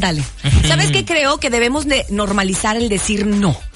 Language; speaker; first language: Spanish; native; Spanish